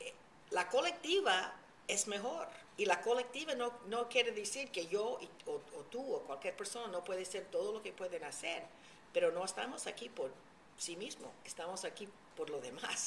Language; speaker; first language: Spanish; early bilingual, heritage; Spanish